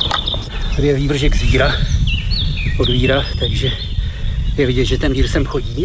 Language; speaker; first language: Czech; native; Czech